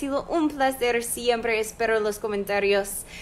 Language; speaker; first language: Spanish; non-native, fluent; English